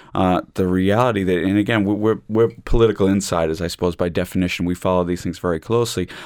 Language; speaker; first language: English; native; English